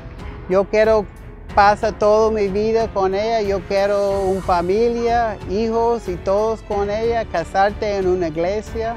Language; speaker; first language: Spanish; non-native, learner; English